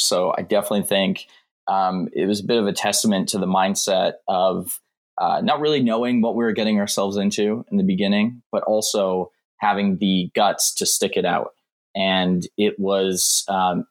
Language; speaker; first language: English; native; English